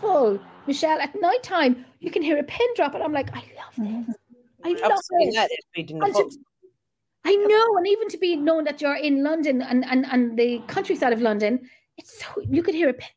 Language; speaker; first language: English; native; English